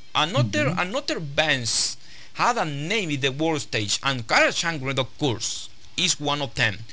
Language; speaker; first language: English; non-native, learner; Spanish